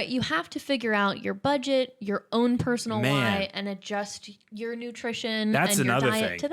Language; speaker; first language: English; native; English